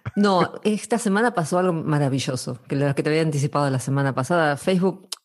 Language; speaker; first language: Spanish; native; Spanish